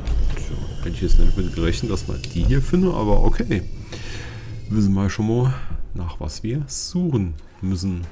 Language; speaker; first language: German; native; German